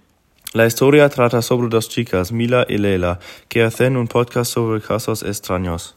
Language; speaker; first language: Spanish; non-native, learner; German